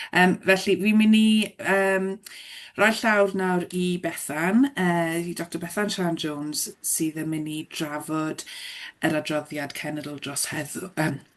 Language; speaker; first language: Welsh; non-native, fluent; English